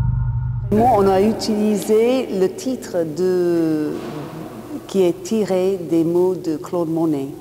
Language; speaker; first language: French; non-native, fluent; English